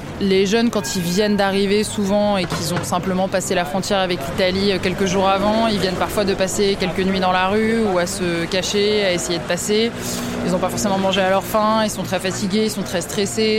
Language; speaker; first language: French; native; French